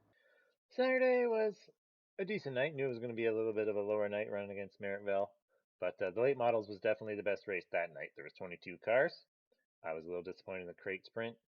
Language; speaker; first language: English; native; English